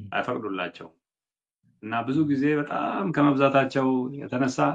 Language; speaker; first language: Amharic; non-native, local second language; Oromo